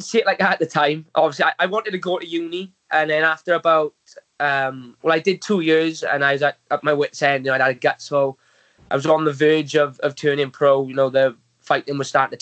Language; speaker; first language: English; native; English